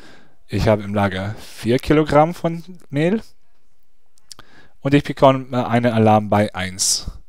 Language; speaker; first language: German; non-native, fluent; English